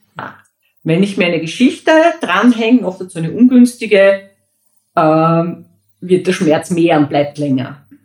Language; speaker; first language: German; native; German